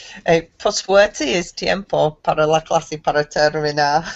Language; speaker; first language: Spanish; non-native, learner; English